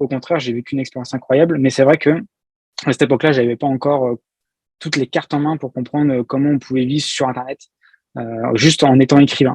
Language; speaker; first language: French; native; French